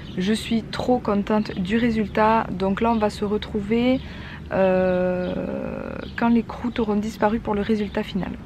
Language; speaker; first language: French; native; French